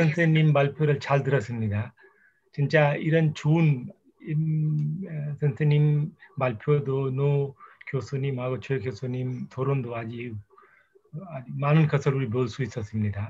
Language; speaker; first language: Korean; non-native, fluent; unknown